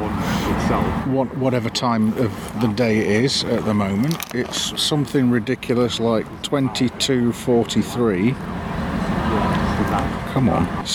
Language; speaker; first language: English; native; English